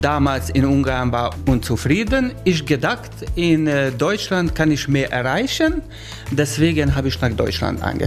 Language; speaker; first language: German; non-native, learner; Hungarian